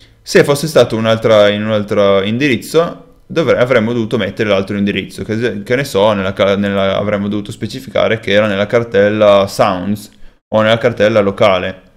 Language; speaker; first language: Italian; native; Italian